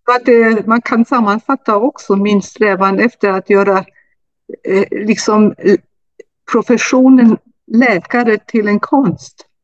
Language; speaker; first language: Swedish; non-native, fluent; German